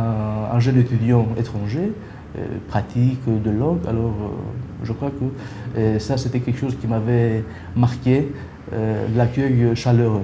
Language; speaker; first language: French; non-native, fluent; Greek